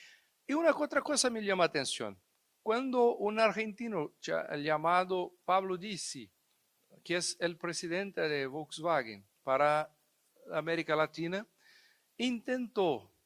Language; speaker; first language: Spanish; non-native, fluent; Portuguese